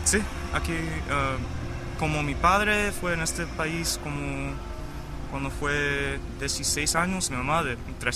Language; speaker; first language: Spanish; early bilingual, heritage; English